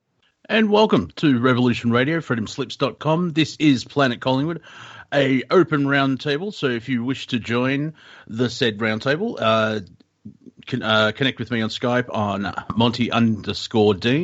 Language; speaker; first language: English; native; English